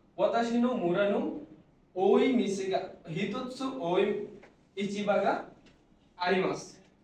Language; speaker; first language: Japanese; non-native, learner; Bangla